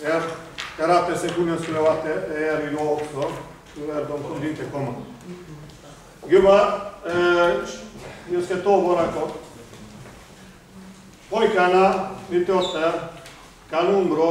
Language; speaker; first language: Swedish; non-native, fluent; Macedonian